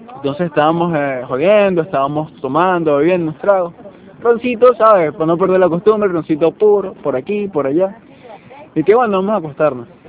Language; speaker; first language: Spanish; native; Spanish